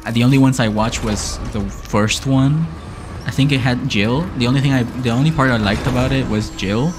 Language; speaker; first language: English; non-native, fluent; Spanish